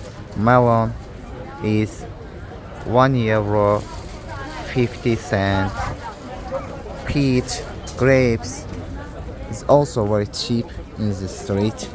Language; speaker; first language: English; non-native, learner; Azerbaijani